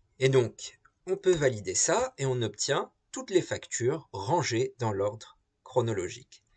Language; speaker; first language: French; native; French